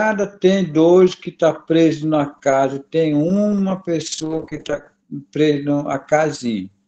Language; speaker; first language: Portuguese; non-native, local second language; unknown